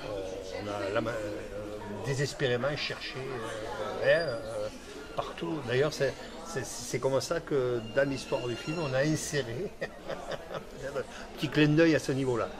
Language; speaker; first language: French; native; French